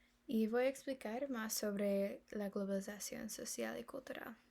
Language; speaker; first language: Spanish; non-native, learner; English